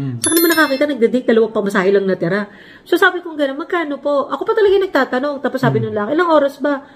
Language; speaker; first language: Filipino; native; Filipino